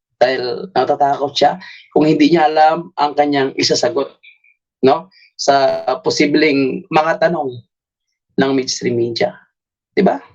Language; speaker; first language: Filipino; native; Filipino